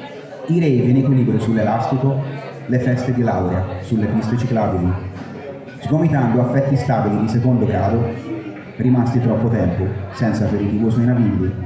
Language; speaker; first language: Italian; native; Italian